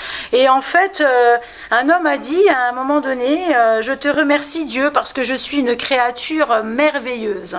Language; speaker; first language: French; native; French